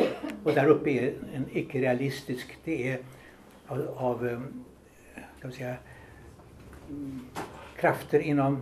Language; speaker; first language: Swedish; native; Swedish